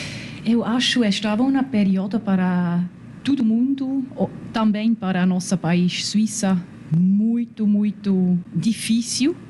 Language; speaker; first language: Portuguese; non-native, learner; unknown